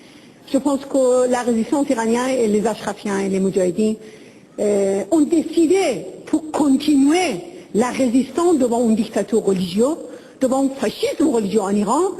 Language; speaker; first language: French; non-native, fluent; Persian